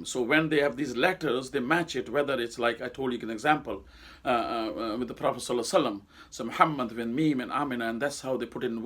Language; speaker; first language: English; non-native, local second language; Urdu